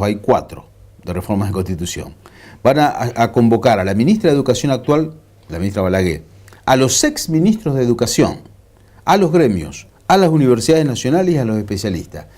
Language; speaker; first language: Spanish; native; Spanish